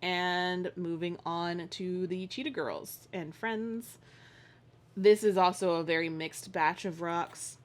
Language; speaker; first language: English; native; English